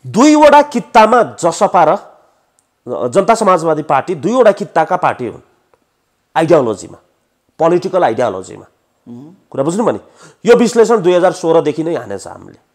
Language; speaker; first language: Nepali; native; Nepali